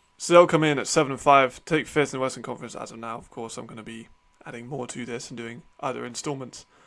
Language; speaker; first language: English; native; English